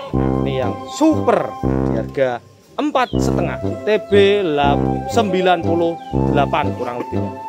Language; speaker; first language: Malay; non-native, local second language; Javanese